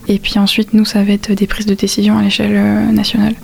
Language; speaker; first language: French; native; French